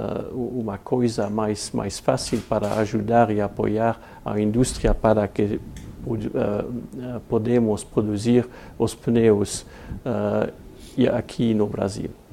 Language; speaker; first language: Portuguese; non-native, fluent; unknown